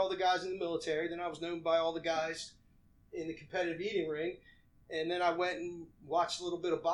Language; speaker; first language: English; native; English